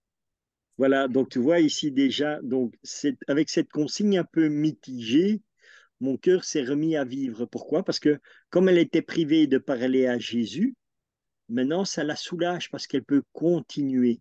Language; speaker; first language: French; native; French